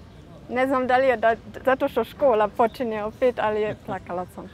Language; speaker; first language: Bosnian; early bilingual, heritage; Bosnian